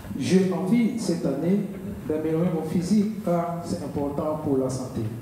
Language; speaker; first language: French; non-native, learner; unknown